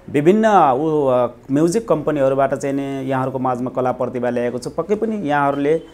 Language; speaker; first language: Nepali; native; Nepali